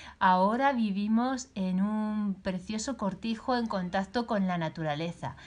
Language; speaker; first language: Spanish; native; Spanish